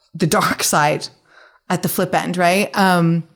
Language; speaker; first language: English; native; English